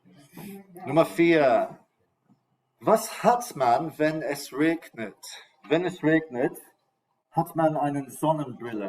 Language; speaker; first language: German; non-native, fluent; English